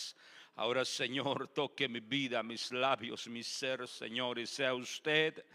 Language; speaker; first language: Spanish; native; Spanish